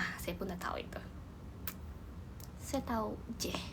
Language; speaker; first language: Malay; non-native, learner; Indonesian